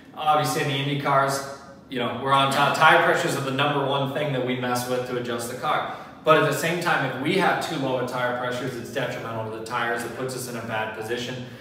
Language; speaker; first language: English; native; English